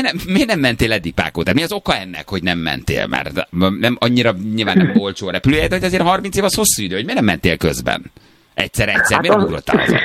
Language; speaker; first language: Hungarian; native; Hungarian